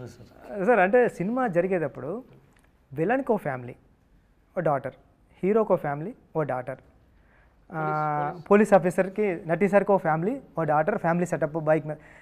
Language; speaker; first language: Telugu; native; Telugu